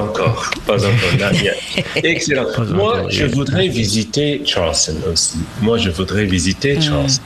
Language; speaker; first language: French; non-native, fluent; English